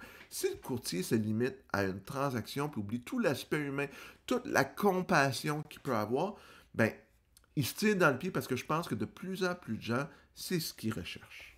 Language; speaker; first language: French; native; French